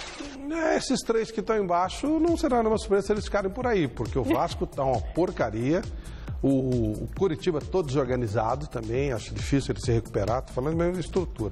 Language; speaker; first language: Portuguese; native; Portuguese